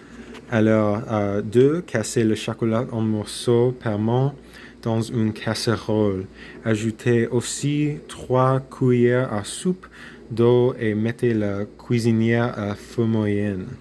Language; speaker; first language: French; non-native, learner; English